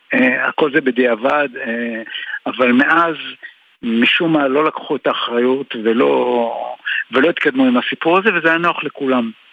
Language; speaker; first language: Hebrew; native; Hebrew